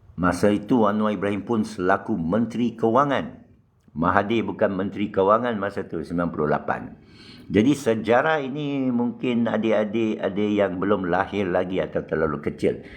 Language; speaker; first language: Malay; non-native, local second language; Chinese